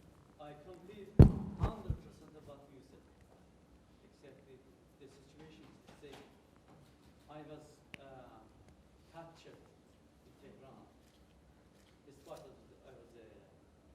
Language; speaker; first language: English; non-native, learner; Azerbaijani